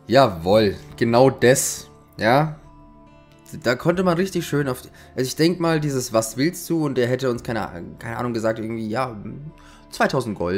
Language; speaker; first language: German; native; German